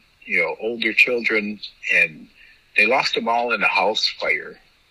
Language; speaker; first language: English; native; English